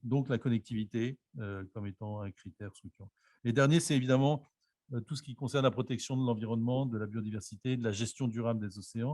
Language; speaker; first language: French; native; French